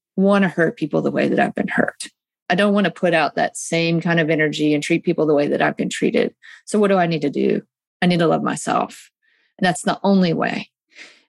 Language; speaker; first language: English; native; English